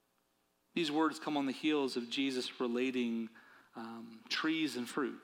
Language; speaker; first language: English; native; English